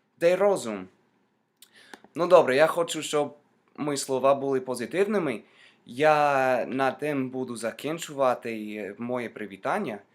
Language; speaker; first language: Ukrainian; non-native, fluent; English